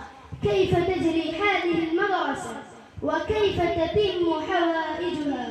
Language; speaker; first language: Arabic; non-native, learner; Urdu